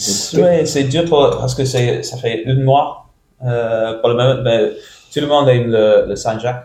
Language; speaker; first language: French; non-native, learner; English